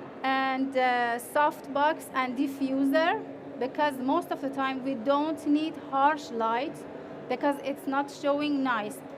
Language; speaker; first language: English; non-native, fluent; Persian